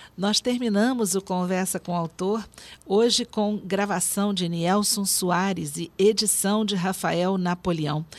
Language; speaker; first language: Portuguese; native; Portuguese